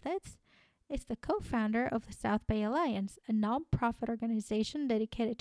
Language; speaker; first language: English; non-native, fluent; Spanish